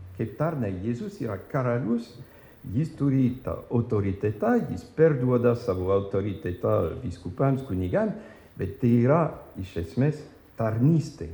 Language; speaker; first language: Lithuanian; non-native, fluent; French